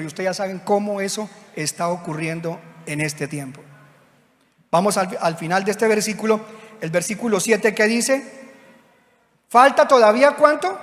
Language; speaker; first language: Spanish; native; Spanish